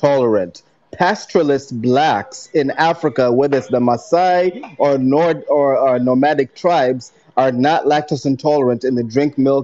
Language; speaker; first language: English; non-native, local second language; Luyia